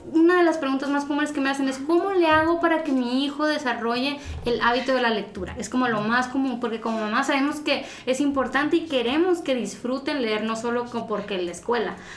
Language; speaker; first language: Spanish; native; Spanish